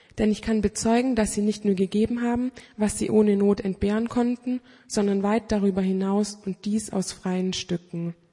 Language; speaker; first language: German; native; German